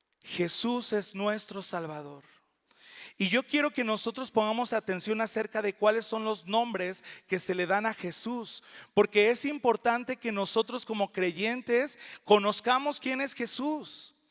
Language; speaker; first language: Spanish; native; Spanish